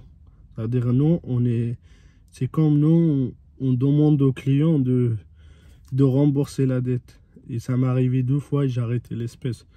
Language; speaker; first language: French; non-native, fluent; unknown